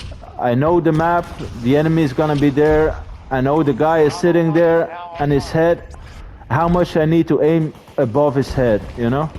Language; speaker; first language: English; non-native, fluent; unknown